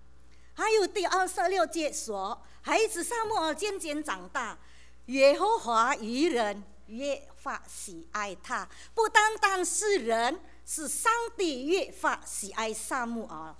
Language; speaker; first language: Chinese; native; Chinese